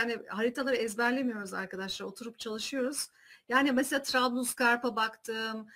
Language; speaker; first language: Turkish; early bilingual, heritage; Turkish